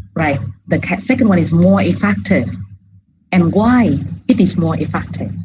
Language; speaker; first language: English; non-native, fluent; Vietnamese